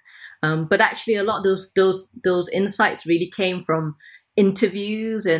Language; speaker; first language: English; non-native, local second language; Cantonese